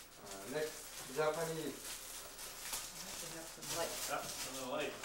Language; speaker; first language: English; non-native, learner; Japanese